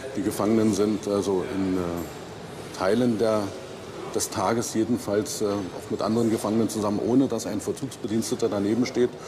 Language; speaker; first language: German; native; German